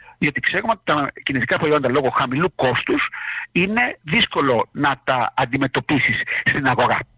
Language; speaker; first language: Greek; native; Greek